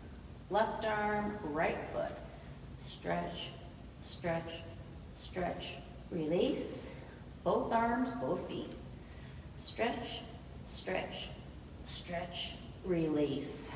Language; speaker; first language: English; native; English